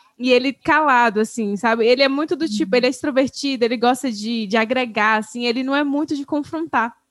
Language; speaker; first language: Portuguese; native; Portuguese